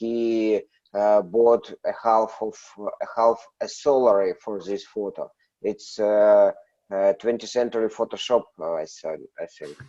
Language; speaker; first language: English; non-native, learner; Russian